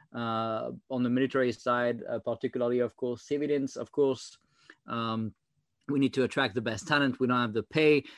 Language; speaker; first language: English; non-native, fluent; French